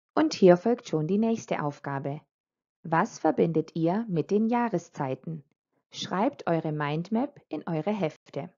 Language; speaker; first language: German; non-native, fluent; Croatian